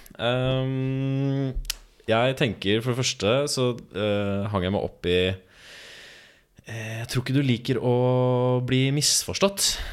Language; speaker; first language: Norwegian; native; Norwegian